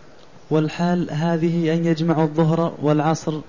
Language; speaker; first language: Arabic; native; Arabic